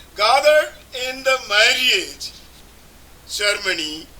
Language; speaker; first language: English; non-native, local second language; Malayalam